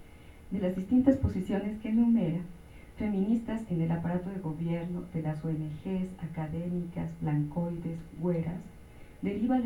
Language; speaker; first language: Spanish; native; Spanish